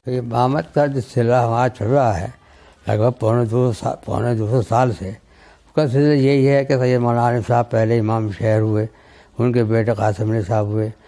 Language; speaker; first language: Urdu; native; Urdu